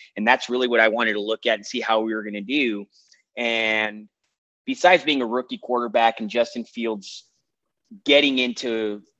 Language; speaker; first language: English; native; English